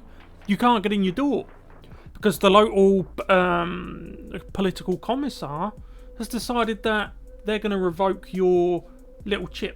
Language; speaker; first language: English; native; English